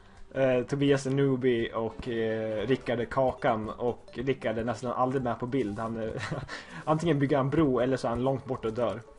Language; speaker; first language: Swedish; native; Swedish